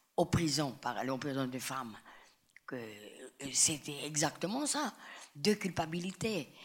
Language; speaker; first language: French; non-native, fluent; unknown